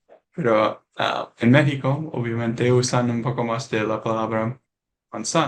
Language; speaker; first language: Spanish; non-native, learner; English